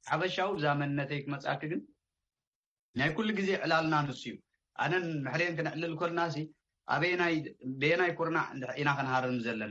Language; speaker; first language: Tigrinya; native; Tigrinya